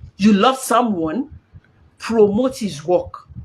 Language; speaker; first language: English; non-native, local second language; Yoruba